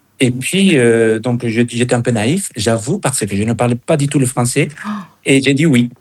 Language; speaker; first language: French; non-native, fluent; Spanish